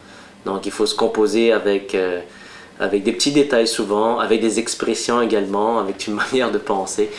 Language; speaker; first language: French; non-native, local second language; Malagasy